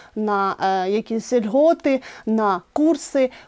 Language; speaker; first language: Ukrainian; native; Ukrainian